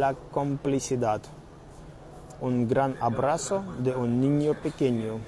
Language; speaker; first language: Spanish; non-native, learner; Russian